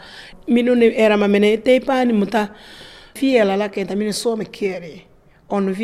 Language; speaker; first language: Finnish; non-native, learner; Kinyarwanda